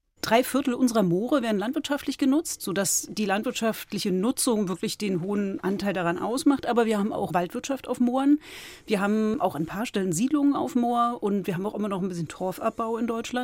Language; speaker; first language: German; native; German